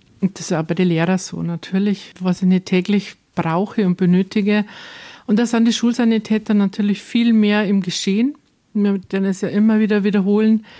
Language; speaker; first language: German; native; German